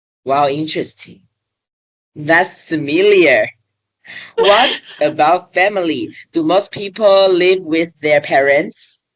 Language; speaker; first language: English; non-native, learner; Chinese